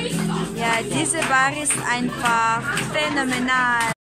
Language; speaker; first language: German; non-native, fluent; Russian